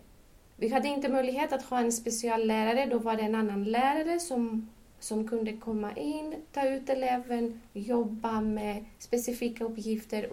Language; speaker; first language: Swedish; non-native, fluent; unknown